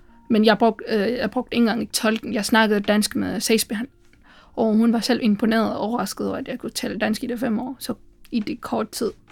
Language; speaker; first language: Danish; non-native, fluent; Tamil